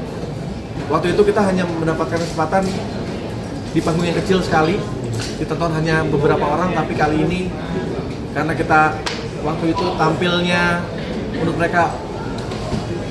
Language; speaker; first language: Indonesian; native; Indonesian